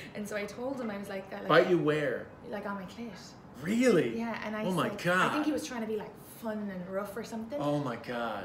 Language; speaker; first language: English; native; English